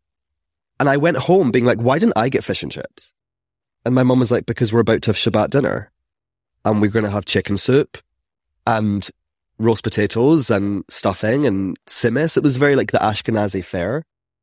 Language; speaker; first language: English; native; English